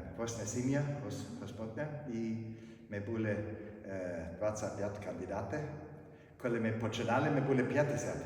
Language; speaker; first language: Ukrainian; non-native, fluent; German